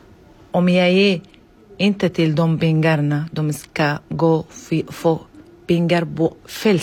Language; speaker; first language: Swedish; non-native, learner; Arabic